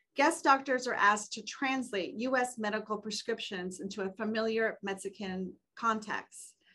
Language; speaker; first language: English; native; English